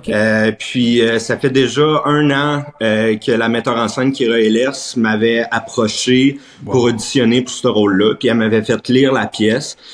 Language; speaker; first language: French; native; French